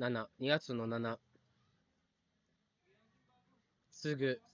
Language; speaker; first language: Japanese; non-native, learner; Filipino